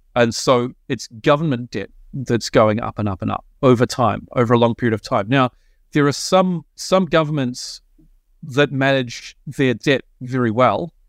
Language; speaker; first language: English; native; English